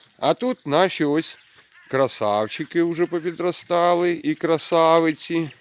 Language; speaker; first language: Ukrainian; native; Ukrainian